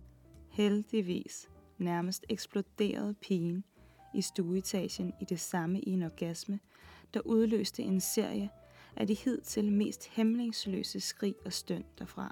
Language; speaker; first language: Danish; native; Danish